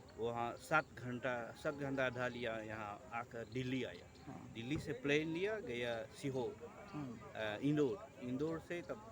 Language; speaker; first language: Hindi; early bilingual, heritage; Hindi